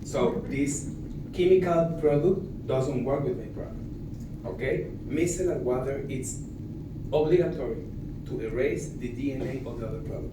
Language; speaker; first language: English; non-native, learner; Spanish